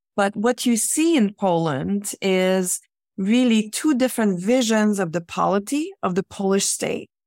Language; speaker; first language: English; native; English